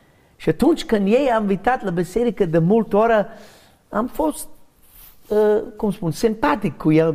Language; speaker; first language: Romanian; non-native, learner; English